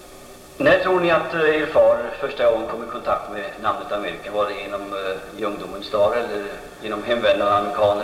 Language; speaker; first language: Swedish; native; Swedish